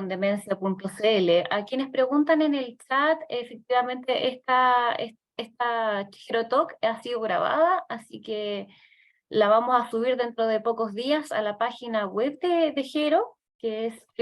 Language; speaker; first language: Spanish; native; Spanish